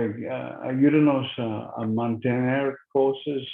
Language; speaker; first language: Spanish; non-native, learner; English